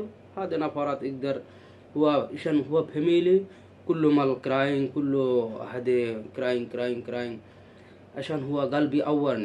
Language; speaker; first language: Arabic; non-native, learner; Bangla